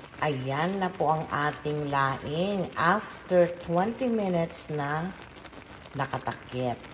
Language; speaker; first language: Filipino; non-native, local second language; Iloko